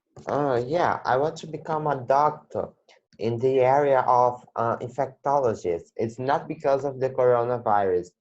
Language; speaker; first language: English; non-native, learner; Portuguese